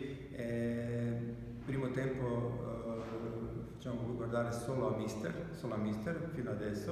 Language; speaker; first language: Italian; non-native, fluent; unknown